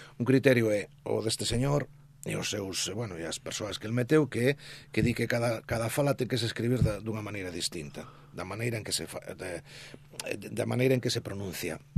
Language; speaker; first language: Galician; native; Galician